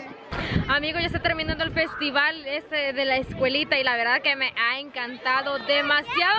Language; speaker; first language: Spanish; native; Spanish